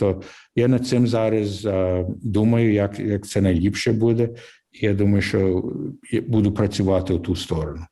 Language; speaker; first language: Ukrainian; early bilingual, heritage; English